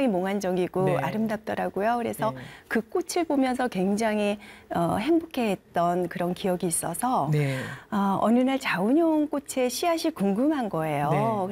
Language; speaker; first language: Korean; native; Korean